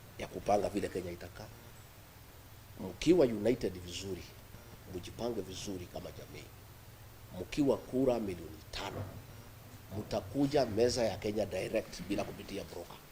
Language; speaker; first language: Swahili; non-native, local second language; Kikuyu